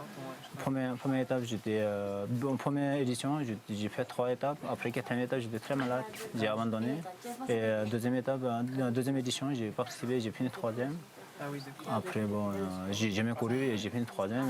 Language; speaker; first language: French; non-native, fluent; Sherpa